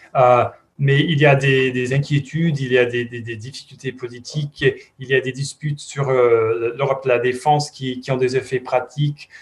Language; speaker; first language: French; non-native, fluent; English